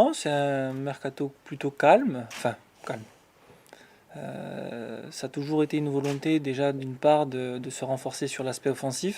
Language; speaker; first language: French; native; French